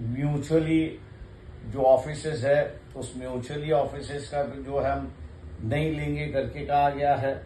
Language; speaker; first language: Hindi; non-native, local second language; Marathi